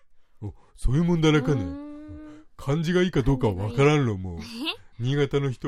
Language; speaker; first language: Japanese; native; Japanese